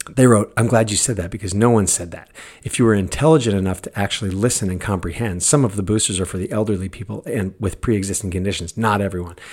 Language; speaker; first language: English; native; English